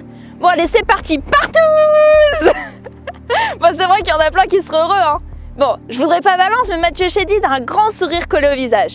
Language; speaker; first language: French; native; French